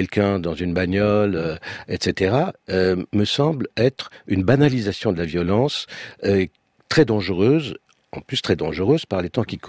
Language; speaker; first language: French; early bilingual, other home language; Romanian